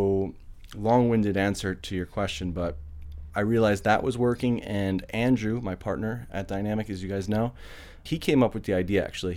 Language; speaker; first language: English; native; English